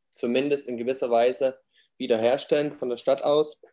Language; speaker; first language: German; native; German